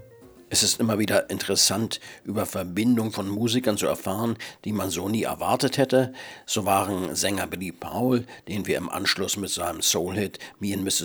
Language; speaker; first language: German; native; German